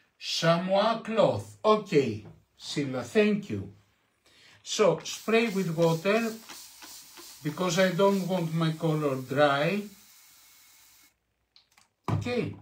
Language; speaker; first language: English; non-native, fluent; Greek